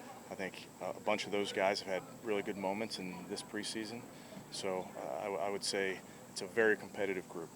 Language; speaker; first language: English; native; English